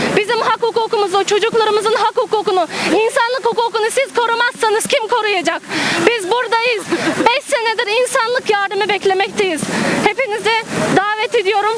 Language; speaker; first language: Turkish; non-native, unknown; Uyghur